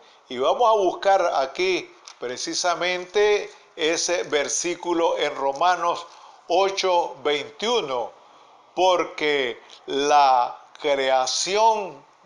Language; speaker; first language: Spanish; native; Spanish